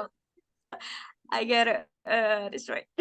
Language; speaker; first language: English; non-native, learner; Indonesian